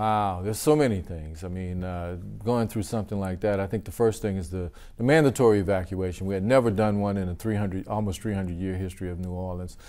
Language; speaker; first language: English; native; English